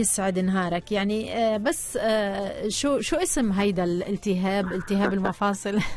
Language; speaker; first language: Arabic; native; Arabic